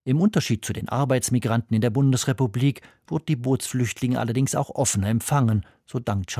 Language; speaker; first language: German; native; German